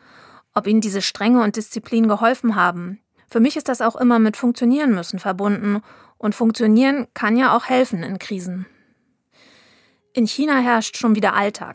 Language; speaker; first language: German; native; German